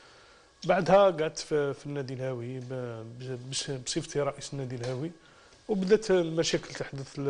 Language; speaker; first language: Arabic; native; Arabic